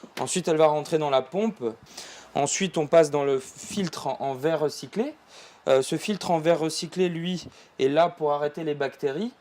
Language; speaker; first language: French; early bilingual, other home language; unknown